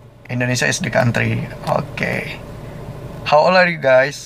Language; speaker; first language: English; non-native, learner; Indonesian